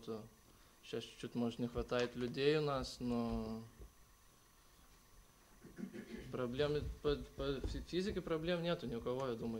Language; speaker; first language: Russian; non-native, local second language; Lithuanian